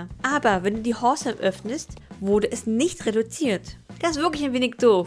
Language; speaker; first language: German; native; German